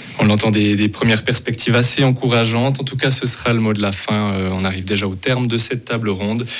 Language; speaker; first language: French; native; French